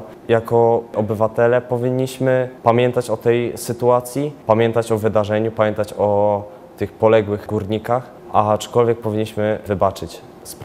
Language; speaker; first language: Polish; native; Polish